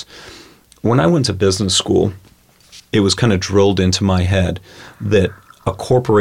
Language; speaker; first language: English; native; English